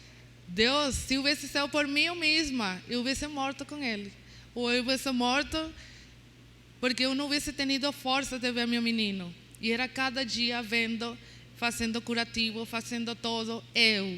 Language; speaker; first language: Portuguese; non-native, learner; Spanish